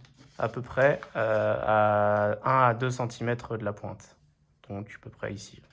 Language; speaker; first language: French; native; French